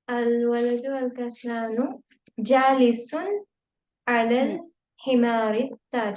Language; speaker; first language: Arabic; non-native, learner; Hindi